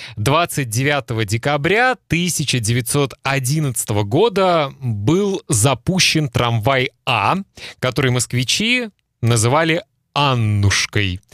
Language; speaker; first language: Russian; native; Russian